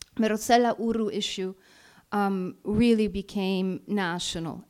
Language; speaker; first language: English; non-native, fluent; Italian